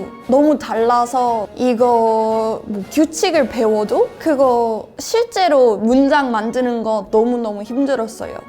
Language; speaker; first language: Korean; non-native, fluent; English